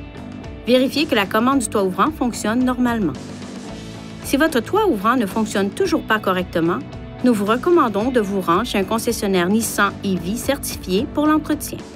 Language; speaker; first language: French; native; French